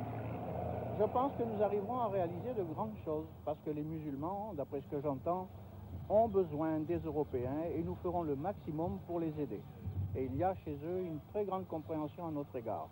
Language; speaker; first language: French; native; French